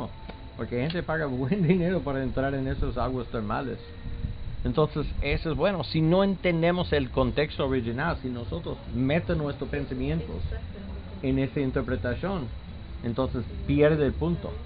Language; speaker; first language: Spanish; non-native, learner; English